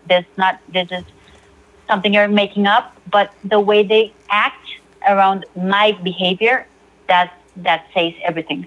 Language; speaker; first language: English; non-native, fluent; Spanish